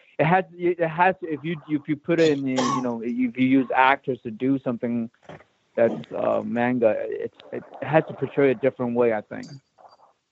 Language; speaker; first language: English; non-native, local second language; Cantonese